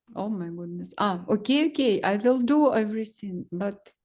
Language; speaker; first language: English; non-native, learner; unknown